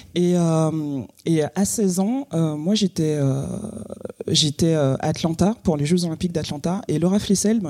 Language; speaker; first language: French; native; French